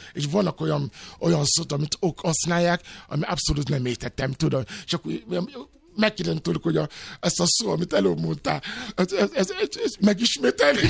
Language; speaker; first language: Hungarian; non-native, learner; Yoruba